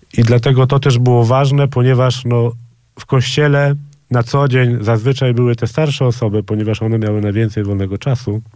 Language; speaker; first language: Polish; native; Polish